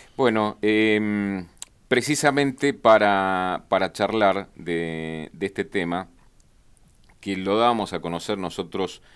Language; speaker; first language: Spanish; native; Spanish